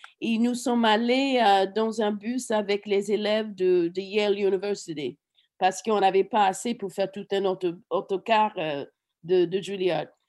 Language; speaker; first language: French; non-native, fluent; English